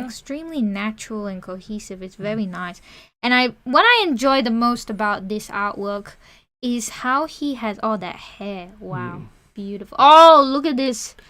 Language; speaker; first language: English; native; English